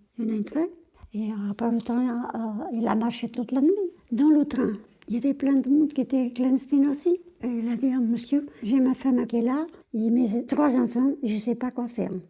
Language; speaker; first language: French; non-native, fluent; Portuguese